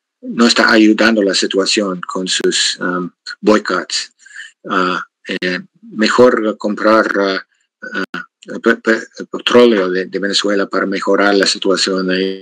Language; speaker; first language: Spanish; non-native, fluent; English